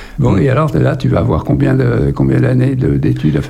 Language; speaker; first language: French; native; French